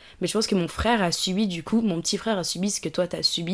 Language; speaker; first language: French; native; French